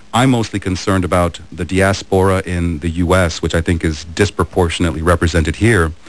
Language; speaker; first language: English; early bilingual, other home language; Spanish